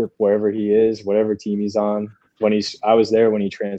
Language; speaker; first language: English; native; English